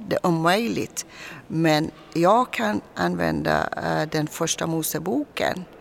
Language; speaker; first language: Swedish; non-native, fluent; Persian